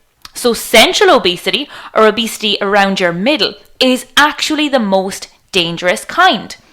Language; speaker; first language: English; native; English